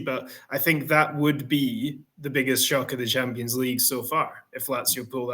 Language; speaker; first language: English; native; English